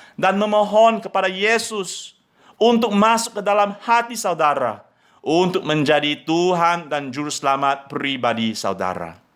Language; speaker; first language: Indonesian; non-native, fluent; English